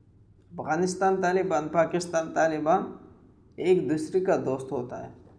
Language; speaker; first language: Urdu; non-native, local second language; Pashto